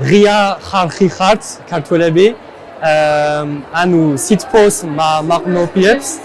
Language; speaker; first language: Georgian; non-native, learner; French